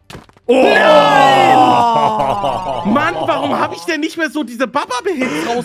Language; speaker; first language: German; native; German